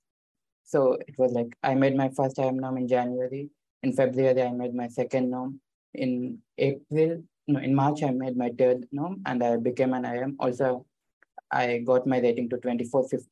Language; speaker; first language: English; non-native, local second language; Telugu